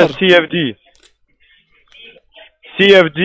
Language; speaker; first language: German; non-native, learner; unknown